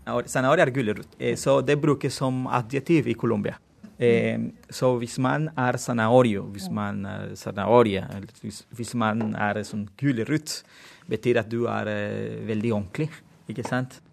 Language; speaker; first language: Norwegian; non-native, fluent; Spanish